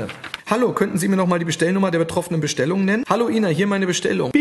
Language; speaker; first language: German; native; German